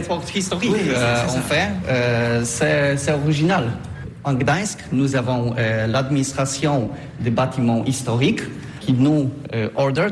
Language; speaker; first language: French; non-native, learner; Polish